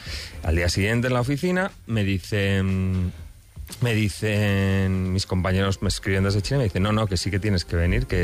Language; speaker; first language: Spanish; native; Spanish